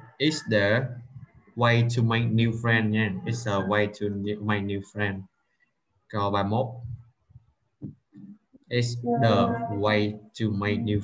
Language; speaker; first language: English; non-native, learner; Vietnamese